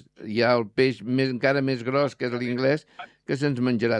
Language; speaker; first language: Catalan; native; Catalan